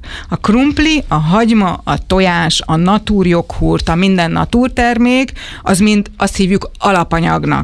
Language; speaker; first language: Hungarian; native; Hungarian